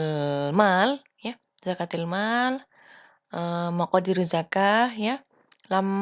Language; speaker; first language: Arabic; non-native, fluent; Indonesian